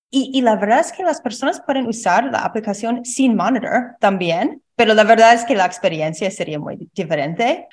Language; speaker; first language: Spanish; non-native, learner; English